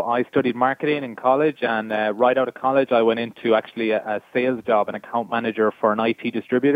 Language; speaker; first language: English; native; English